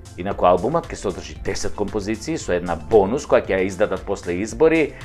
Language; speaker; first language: Macedonian; native; Macedonian